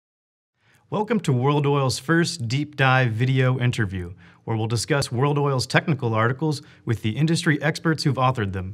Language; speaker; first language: English; native; English